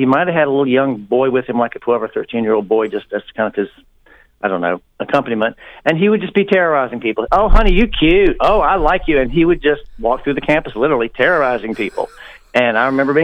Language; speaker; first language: English; native; English